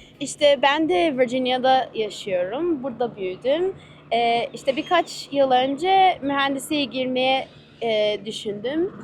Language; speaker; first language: Turkish; early bilingual, heritage; Turkish